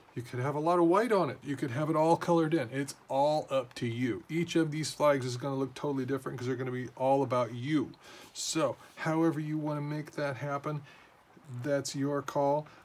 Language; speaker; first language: English; native; English